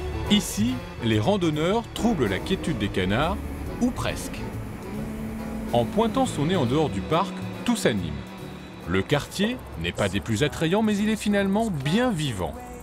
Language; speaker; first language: French; native; French